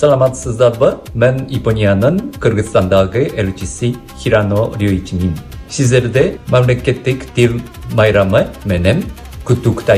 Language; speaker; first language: Kyrgyz; non-native, learner; Japanese